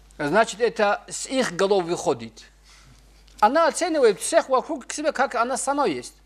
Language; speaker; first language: Russian; non-native, local second language; Avaric